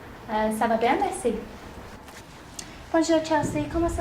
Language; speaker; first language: French; non-native, learner; English